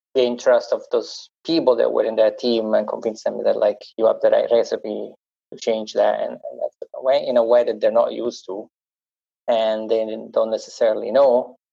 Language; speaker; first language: English; non-native, fluent; Italian